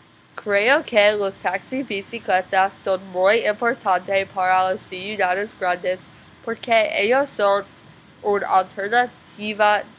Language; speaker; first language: Spanish; non-native, learner; English